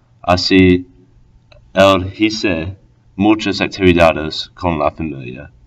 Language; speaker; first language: Spanish; non-native, learner; English